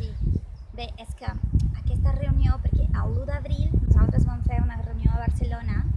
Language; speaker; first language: Catalan; non-native, fluent; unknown